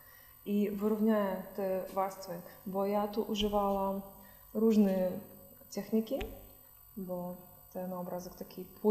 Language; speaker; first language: Polish; non-native, learner; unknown